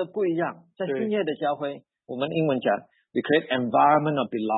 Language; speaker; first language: Chinese; early bilingual, heritage; Chinese